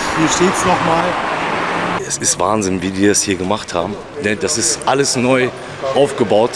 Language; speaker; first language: German; native; German